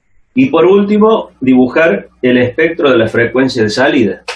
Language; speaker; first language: Spanish; native; Spanish